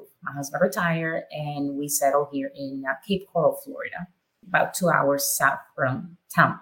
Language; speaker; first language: English; non-native, fluent; Spanish